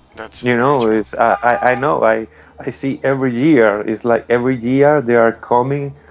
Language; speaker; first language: English; non-native, learner; Spanish